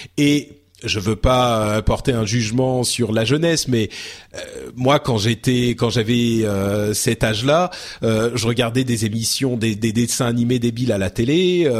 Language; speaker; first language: French; early bilingual, other home language; Arabic